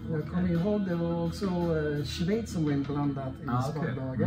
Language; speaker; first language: Swedish; non-native, fluent; French